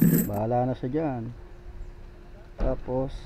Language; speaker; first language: Filipino; native; Filipino